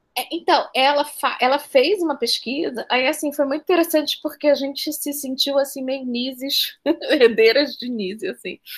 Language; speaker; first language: Portuguese; native; Portuguese